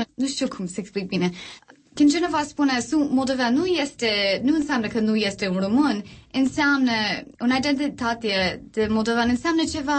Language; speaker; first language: Romanian; non-native, learner; English